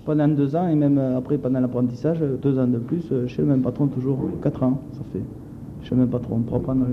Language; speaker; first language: French; native; French